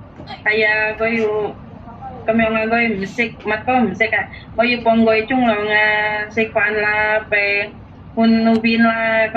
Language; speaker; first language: Cantonese; non-native, learner; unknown